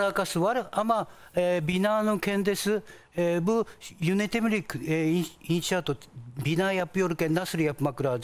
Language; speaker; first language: Turkish; non-native, fluent; Japanese